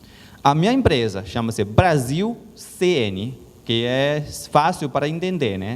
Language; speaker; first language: Portuguese; non-native, learner; Chinese